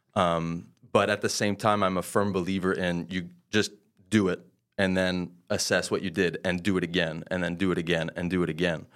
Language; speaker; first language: English; non-native, fluent; French